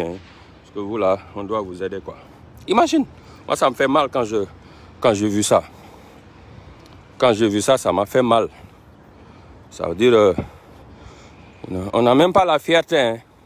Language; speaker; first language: French; non-native, local second language; Wolof